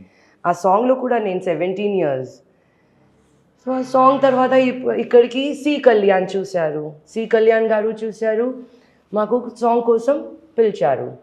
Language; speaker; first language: Telugu; non-native, local second language; Hindi